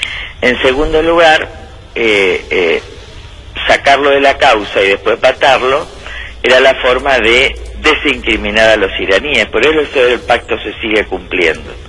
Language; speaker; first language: Spanish; native; Spanish